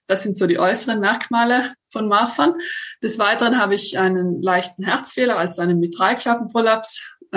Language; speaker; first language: German; native; German